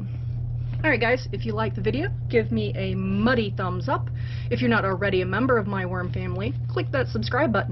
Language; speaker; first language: English; native; English